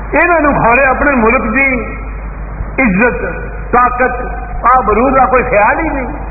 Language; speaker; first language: Urdu; non-native, local second language; Punjabi